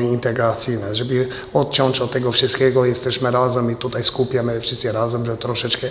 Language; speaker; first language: Polish; non-native, fluent; Albanian